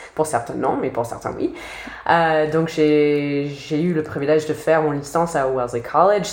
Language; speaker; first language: French; non-native, fluent; English